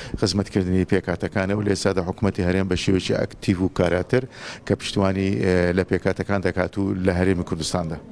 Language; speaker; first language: Central Kurdish; non-native, local second language; Turkish